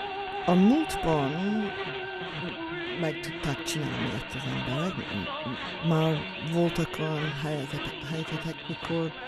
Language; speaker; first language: Hungarian; early bilingual, heritage; Hungarian